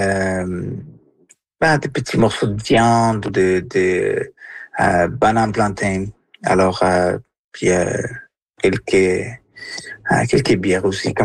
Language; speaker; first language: French; non-native, fluent; Spanish